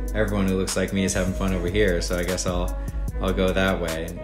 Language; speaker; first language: English; native; English